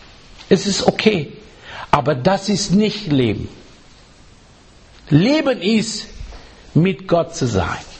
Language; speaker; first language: German; non-native, learner; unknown